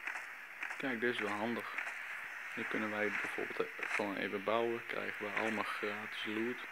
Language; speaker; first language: Dutch; native; Dutch